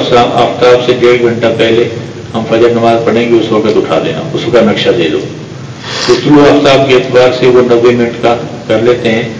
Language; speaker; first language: Urdu; non-native, local second language; Pashto